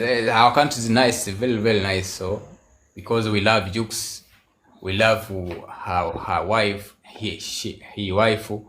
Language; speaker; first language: English; non-native, learner; Swahili